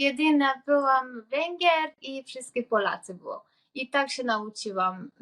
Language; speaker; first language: Polish; non-native, learner; Hungarian